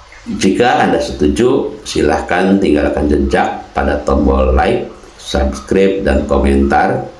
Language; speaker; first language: Indonesian; non-native, local second language; Sundanese